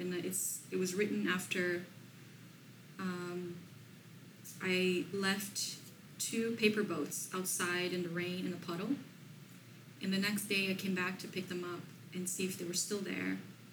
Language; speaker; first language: English; non-native, fluent; Portuguese